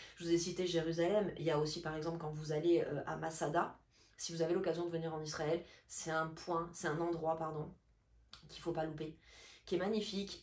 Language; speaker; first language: French; native; French